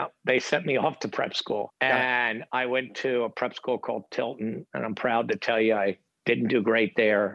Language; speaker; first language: English; native; English